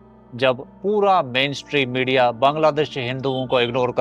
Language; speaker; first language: Hindi; native; Hindi